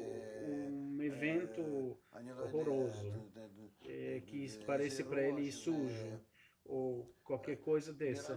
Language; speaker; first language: Portuguese; non-native, fluent; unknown